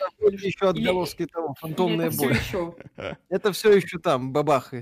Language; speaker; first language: Russian; native; Russian